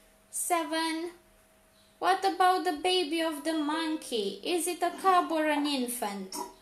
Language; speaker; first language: English; non-native, fluent; Romanian